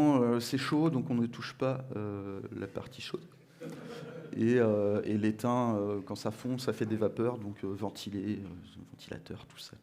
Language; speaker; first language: French; native; French